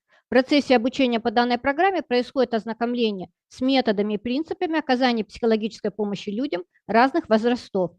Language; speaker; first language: Russian; native; Russian